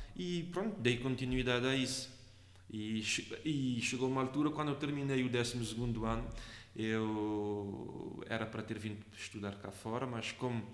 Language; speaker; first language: Portuguese; non-native, local second language; Kabuverdianu